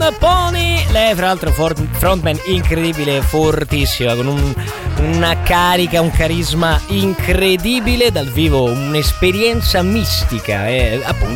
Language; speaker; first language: Italian; native; Italian